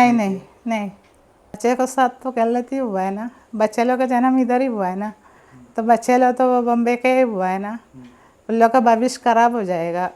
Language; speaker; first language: Hindi; non-native, local second language; Malayalam